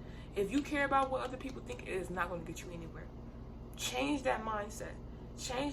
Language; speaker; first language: English; native; English